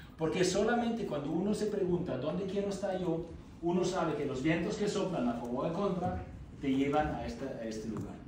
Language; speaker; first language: Spanish; non-native, fluent; German